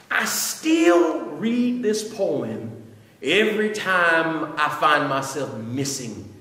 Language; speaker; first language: English; native; English